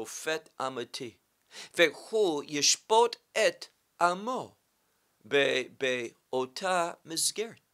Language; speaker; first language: Hebrew; non-native, fluent; English